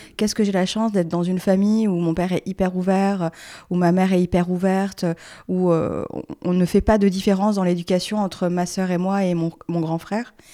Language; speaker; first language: French; native; French